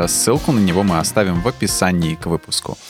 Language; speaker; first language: Russian; native; Russian